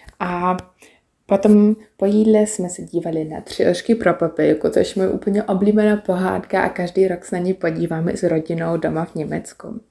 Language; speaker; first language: Czech; non-native, learner; German